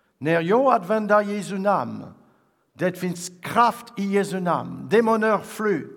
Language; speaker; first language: Swedish; non-native, fluent; French